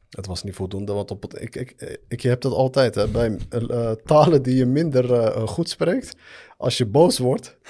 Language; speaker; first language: Dutch; early bilingual, other home language; Arabic